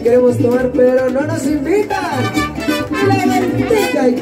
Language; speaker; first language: Spanish; native; Spanish